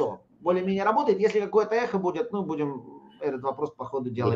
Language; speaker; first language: Russian; native; Russian